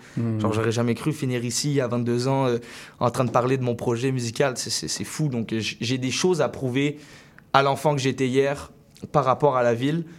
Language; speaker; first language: French; native; French